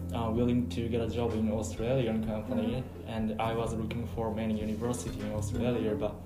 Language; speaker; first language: English; non-native, fluent; Japanese